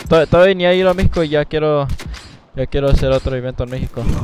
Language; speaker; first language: Spanish; early bilingual, other home language; English